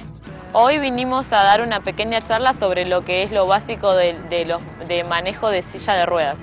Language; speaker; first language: Spanish; native; Spanish